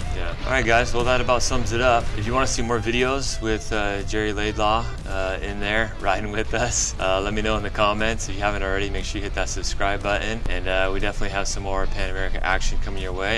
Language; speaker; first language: English; native; English